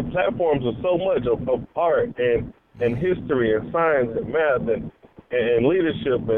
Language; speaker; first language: English; native; English